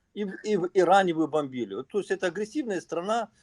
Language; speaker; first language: Russian; native; Russian